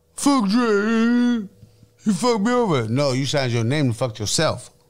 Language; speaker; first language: English; native; English